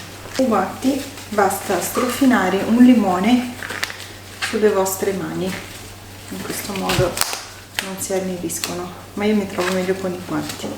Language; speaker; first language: Italian; native; Italian